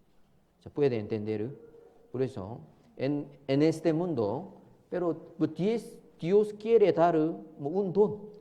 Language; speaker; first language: Spanish; non-native, learner; Korean